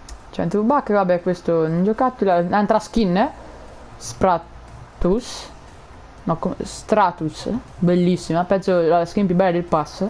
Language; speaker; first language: Italian; native; Italian